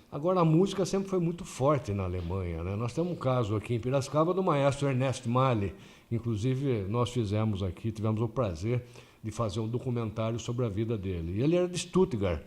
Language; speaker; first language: Portuguese; native; Portuguese